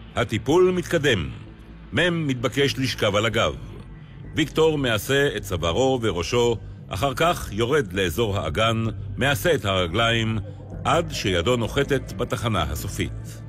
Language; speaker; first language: Hebrew; native; Hebrew